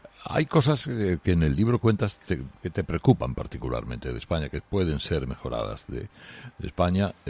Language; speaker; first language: Spanish; native; Spanish